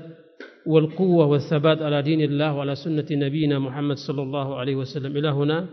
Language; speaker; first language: Arabic; non-native, fluent; Indonesian